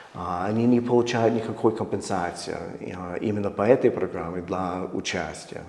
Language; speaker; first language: Russian; non-native, fluent; English